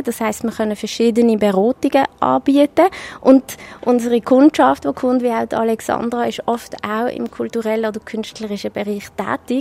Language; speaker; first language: German; native; German